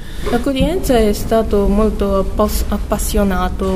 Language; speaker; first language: Italian; non-native, learner; Japanese